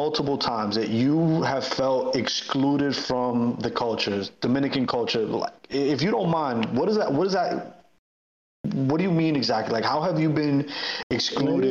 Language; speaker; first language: English; native; English